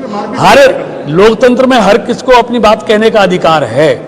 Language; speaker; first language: Hindi; native; Hindi